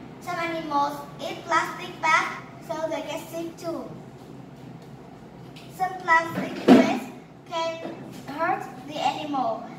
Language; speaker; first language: English; non-native, learner; Vietnamese